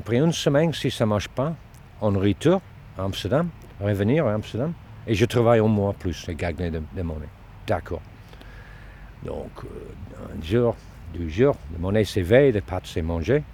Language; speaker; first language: French; non-native, learner; Dutch